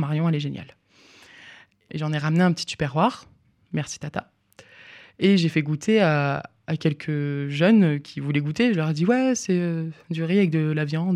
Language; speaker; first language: French; native; French